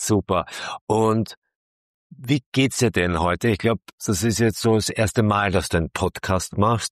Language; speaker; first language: German; native; German